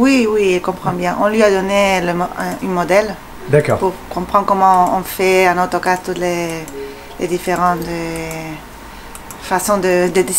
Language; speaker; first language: French; non-native, fluent; Spanish